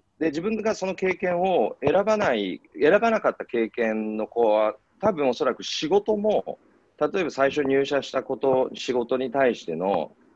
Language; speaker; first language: Japanese; native; Japanese